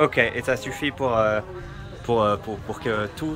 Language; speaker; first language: French; native; French